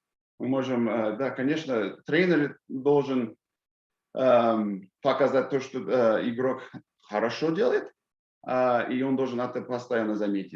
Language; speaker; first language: Russian; non-native, fluent; English